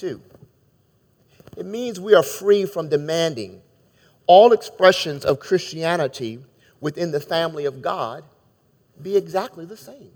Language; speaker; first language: English; native; English